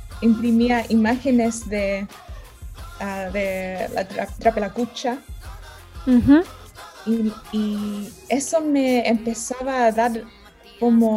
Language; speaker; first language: Spanish; early bilingual, heritage; Spanish